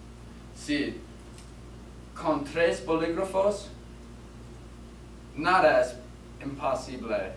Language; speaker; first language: Spanish; non-native, learner; English